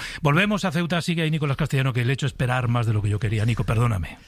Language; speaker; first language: Spanish; native; Spanish